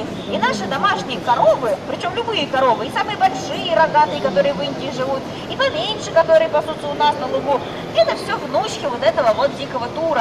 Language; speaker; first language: Russian; native; Russian